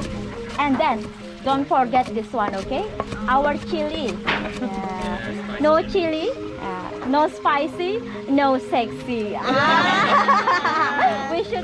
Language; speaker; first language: English; non-native, learner; Balinese